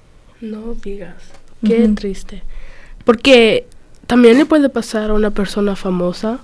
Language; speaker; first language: Spanish; early bilingual, other home language; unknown